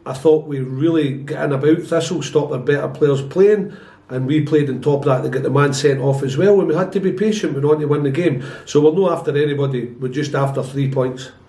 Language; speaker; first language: English; native; English